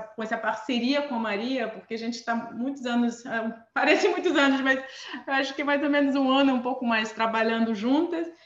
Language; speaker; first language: Portuguese; non-native, fluent; Armenian